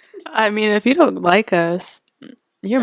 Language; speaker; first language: English; native; English